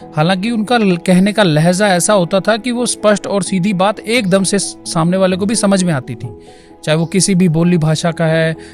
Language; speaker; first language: Hindi; native; Hindi